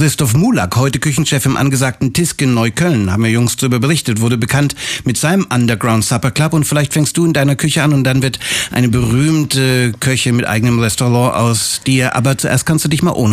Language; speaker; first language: German; native; German